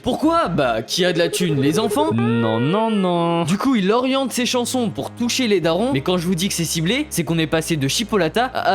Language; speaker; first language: French; native; French